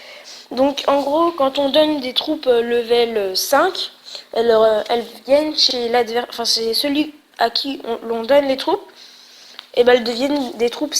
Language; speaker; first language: French; native; French